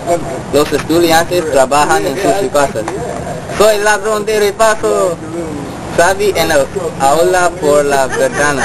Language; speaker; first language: Spanish; non-native, learner; English